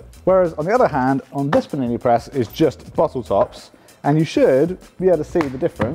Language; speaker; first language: English; native; English